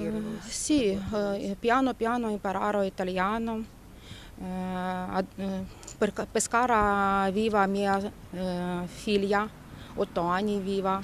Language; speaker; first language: Italian; non-native, learner; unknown